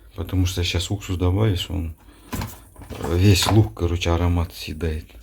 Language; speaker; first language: Russian; non-native, local second language; Kazakh